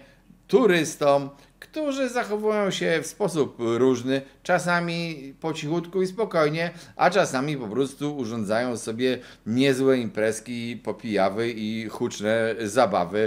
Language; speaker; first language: Polish; native; Polish